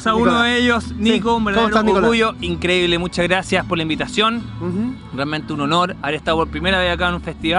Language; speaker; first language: Spanish; native; Spanish